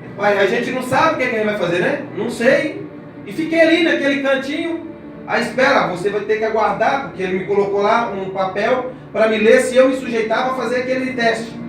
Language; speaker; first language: Portuguese; native; Portuguese